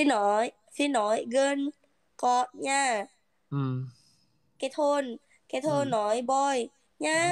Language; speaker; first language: Vietnamese; non-native, learner; Indonesian